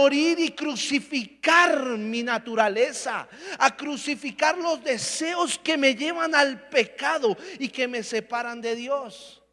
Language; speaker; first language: Spanish; native; Spanish